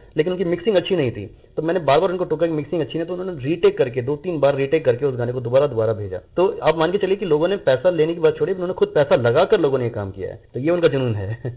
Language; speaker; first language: Hindi; non-native, local second language; Malayalam